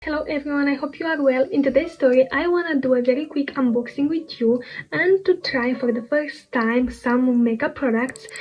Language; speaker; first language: English; non-native, fluent; Romanian